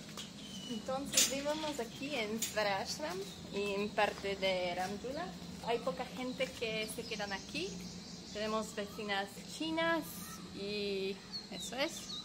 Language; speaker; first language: Spanish; non-native, fluent; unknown